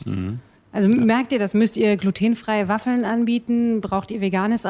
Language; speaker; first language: German; native; German